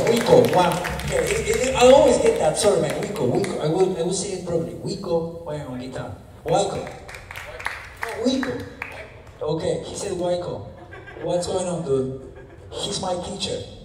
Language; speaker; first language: English; non-native, fluent; Spanish